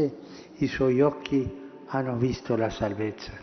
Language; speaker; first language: Italian; early bilingual, heritage; Spanish